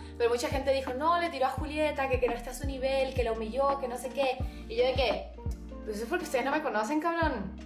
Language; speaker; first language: Spanish; native; Spanish